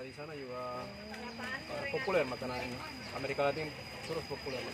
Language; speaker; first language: Indonesian; non-native, learner; Spanish